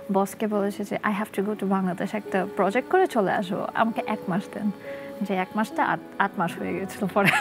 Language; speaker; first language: Bangla; early bilingual, heritage; Russian